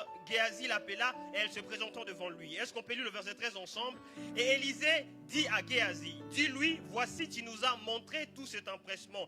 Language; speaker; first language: French; native; French